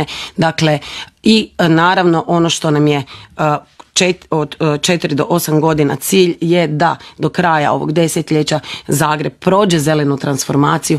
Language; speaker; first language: Croatian; native; Croatian